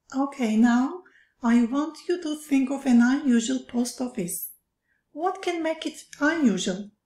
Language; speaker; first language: English; non-native, fluent; Turkish